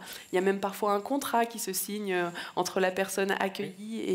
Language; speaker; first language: French; native; French